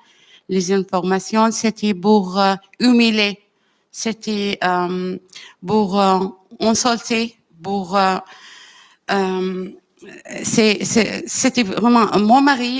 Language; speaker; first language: French; non-native, learner; Arabic